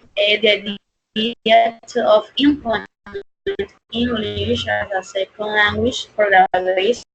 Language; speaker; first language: English; non-native, learner; Spanish